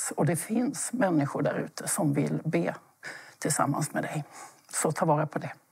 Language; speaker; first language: Swedish; native; Swedish